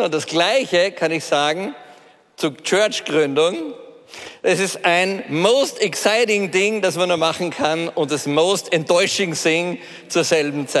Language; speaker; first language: German; native; German